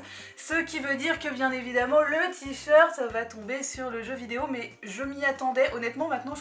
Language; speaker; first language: French; native; French